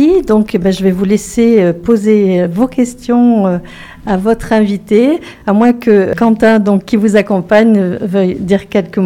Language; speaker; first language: French; native; French